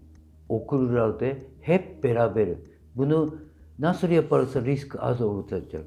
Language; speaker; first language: Turkish; non-native, fluent; Japanese